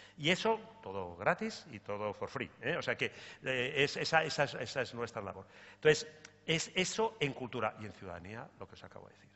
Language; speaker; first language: Spanish; native; Spanish